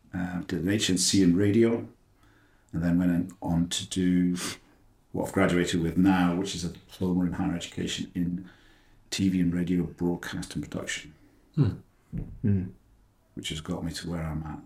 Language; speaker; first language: English; native; English